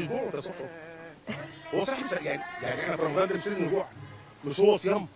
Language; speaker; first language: Arabic; native; Arabic